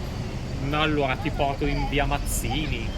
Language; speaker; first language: Italian; non-native, fluent; English